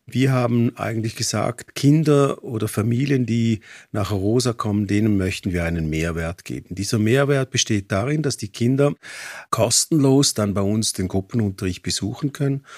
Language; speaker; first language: German; native; German